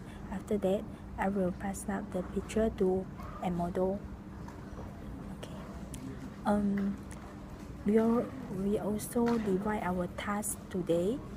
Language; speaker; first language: English; non-native, local second language; Malay